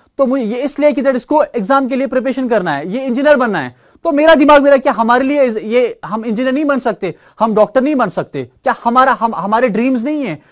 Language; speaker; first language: Hindi; non-native, local second language; Kashmiri